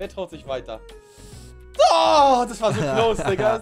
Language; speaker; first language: German; native; German